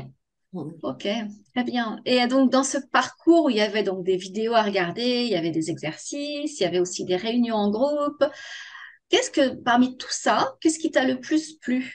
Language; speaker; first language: French; native; French